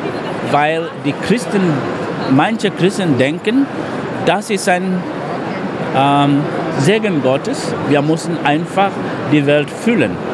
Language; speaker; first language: German; non-native, fluent; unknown